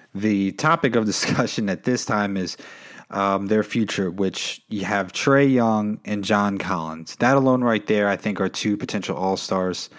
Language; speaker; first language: English; native; English